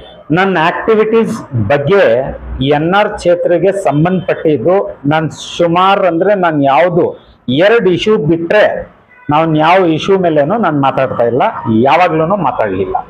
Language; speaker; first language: Kannada; native; Kannada